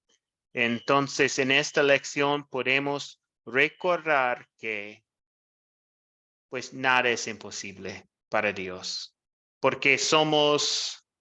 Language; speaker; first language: Spanish; non-native, fluent; English